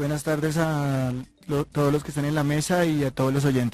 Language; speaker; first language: Spanish; native; Spanish